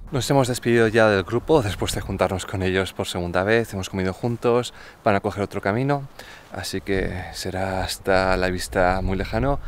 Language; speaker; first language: Spanish; native; Spanish